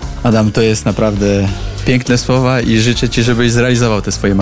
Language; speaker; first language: Polish; native; Polish